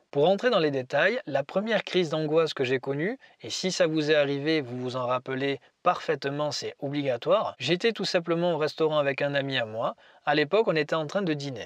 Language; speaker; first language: French; native; French